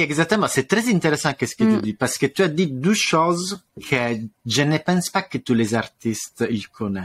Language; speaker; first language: French; non-native, fluent; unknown